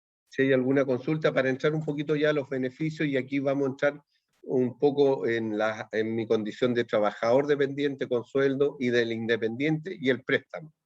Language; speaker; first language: Spanish; native; Spanish